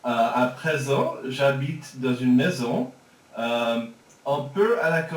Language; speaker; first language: French; early bilingual, heritage; French